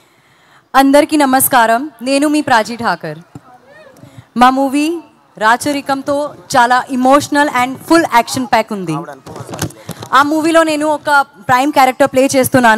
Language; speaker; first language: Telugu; non-native, learner; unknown